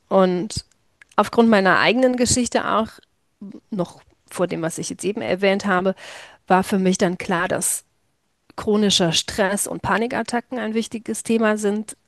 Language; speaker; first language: German; native; German